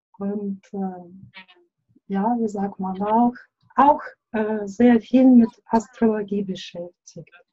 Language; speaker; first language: German; non-native, learner; Russian